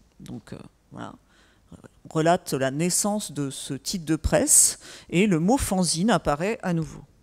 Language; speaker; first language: French; native; French